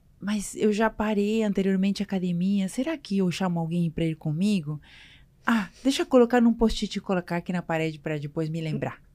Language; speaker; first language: Portuguese; non-native, fluent; Spanish